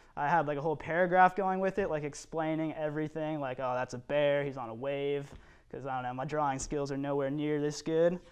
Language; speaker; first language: English; native; English